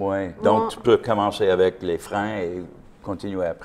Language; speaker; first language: French; non-native, fluent; English